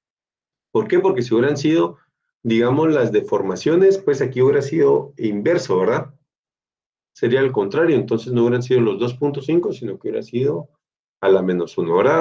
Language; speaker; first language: Spanish; native; Spanish